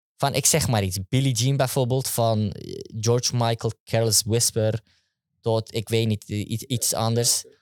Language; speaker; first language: Dutch; early bilingual, other home language; Turkish